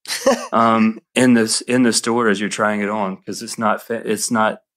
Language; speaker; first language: English; native; English